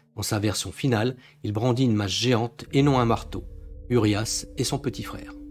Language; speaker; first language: French; native; French